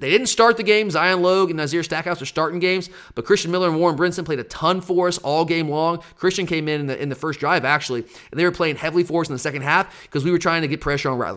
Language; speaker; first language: English; native; English